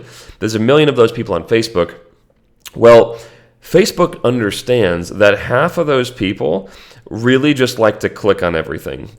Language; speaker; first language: English; native; English